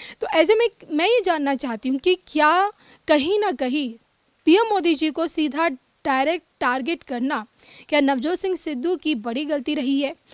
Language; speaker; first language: Hindi; native; Hindi